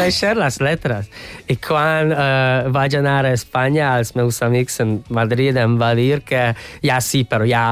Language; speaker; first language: Catalan; non-native, fluent; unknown